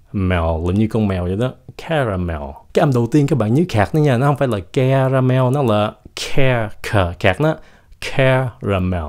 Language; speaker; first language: Vietnamese; early bilingual, heritage; Vietnamese